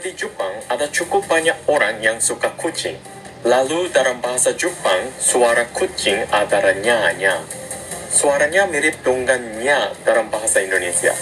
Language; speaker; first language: Indonesian; non-native, fluent; Japanese